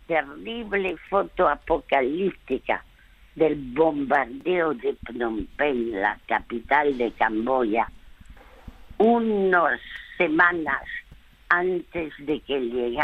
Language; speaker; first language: Spanish; early bilingual, other home language; French